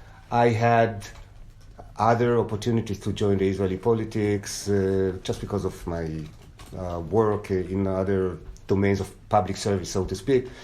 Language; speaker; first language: English; non-native, fluent; Hebrew